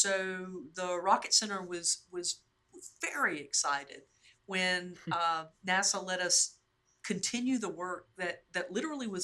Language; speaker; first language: English; native; English